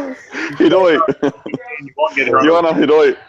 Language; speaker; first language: Japanese; non-native, learner; English